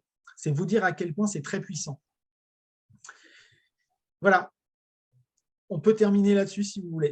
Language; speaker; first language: French; native; French